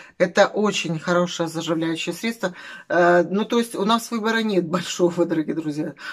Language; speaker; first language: Russian; native; Russian